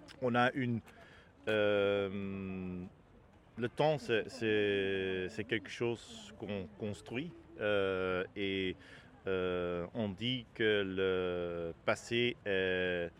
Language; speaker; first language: French; non-native, learner; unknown